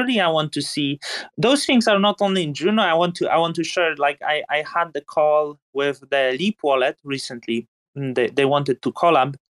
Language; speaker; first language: English; non-native, fluent; Polish